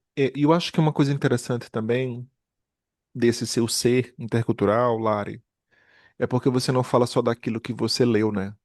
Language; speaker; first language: Portuguese; native; Portuguese